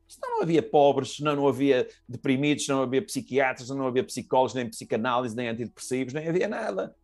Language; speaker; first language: Portuguese; native; Portuguese